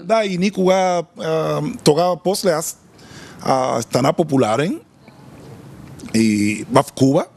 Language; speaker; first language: Bulgarian; non-native, learner; Spanish